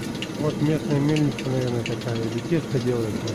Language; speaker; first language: Russian; native; Russian